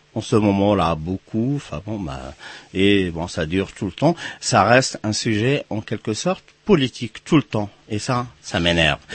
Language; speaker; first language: French; non-native, local second language; Arabic